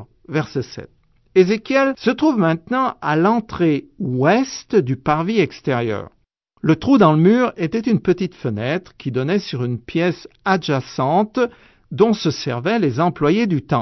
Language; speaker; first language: French; native; French